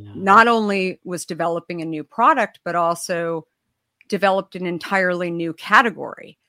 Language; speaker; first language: English; native; English